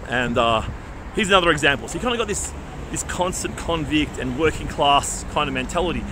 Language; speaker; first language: English; native; English